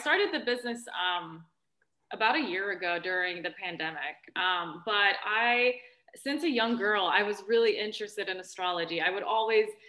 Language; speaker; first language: English; early bilingual, other home language; Romanian